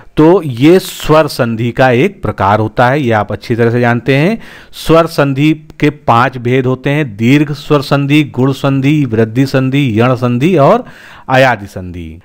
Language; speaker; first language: Hindi; native; Hindi